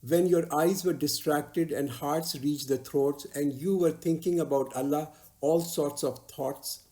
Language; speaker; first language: English; non-native, local second language; Urdu